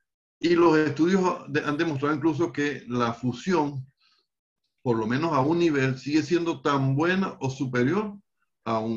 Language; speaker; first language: Spanish; native; Spanish